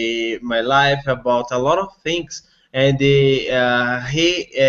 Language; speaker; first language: English; non-native, learner; Portuguese